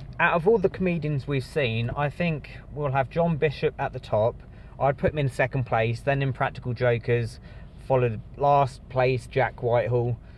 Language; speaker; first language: English; native; English